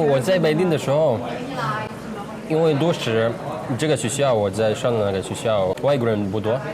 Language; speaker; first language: Chinese; non-native, learner; Arabic